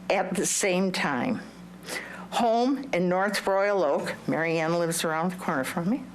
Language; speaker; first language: English; native; English